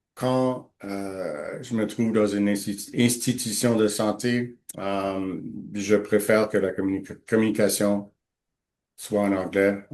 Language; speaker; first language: French; non-native, local second language; English